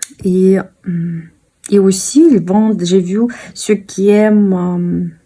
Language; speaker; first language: French; non-native, fluent; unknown